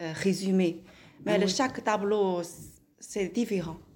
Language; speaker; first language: French; non-native, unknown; Chinese